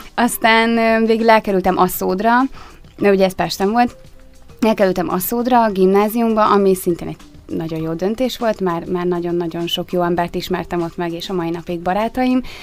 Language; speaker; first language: Hungarian; native; Hungarian